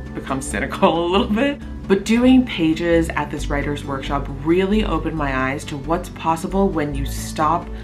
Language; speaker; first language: English; native; English